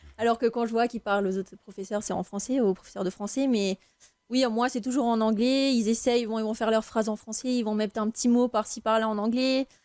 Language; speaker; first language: French; early bilingual, other home language; English